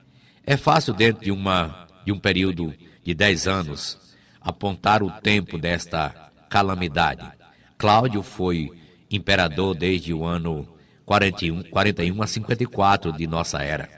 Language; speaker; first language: Portuguese; native; Portuguese